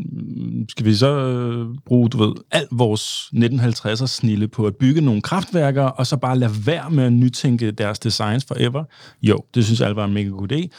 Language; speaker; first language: Danish; early bilingual, other home language; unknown